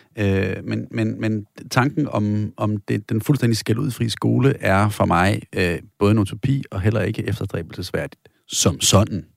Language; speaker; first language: Danish; native; Danish